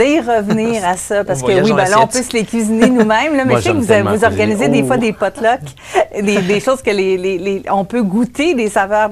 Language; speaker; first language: French; native; French